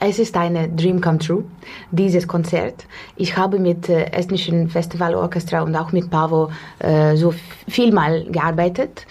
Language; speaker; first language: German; non-native, learner; Estonian